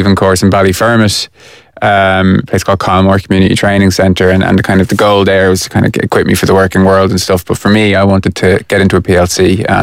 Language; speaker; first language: English; native; English